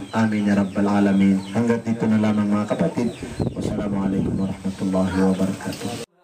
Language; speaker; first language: Filipino; non-native, local second language; Maguindanaon